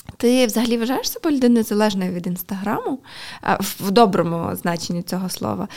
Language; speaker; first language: Ukrainian; native; Ukrainian